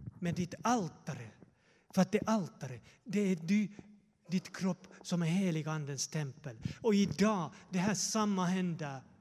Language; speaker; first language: Swedish; non-native, fluent; Finnish